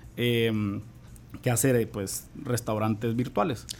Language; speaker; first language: Spanish; native; Spanish